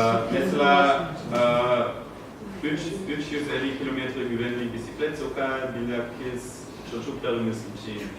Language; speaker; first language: Turkish; non-native, learner; German